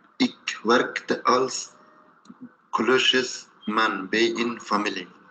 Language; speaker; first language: Dutch; non-native, learner; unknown